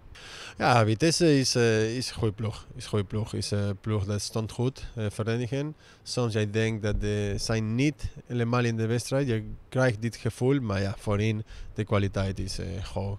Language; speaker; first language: Dutch; non-native, learner; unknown